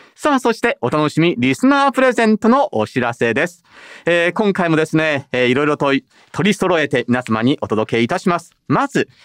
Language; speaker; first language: Japanese; native; Japanese